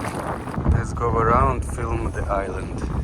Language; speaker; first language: English; non-native, fluent; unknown